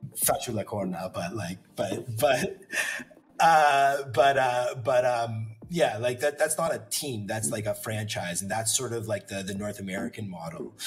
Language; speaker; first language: English; native; English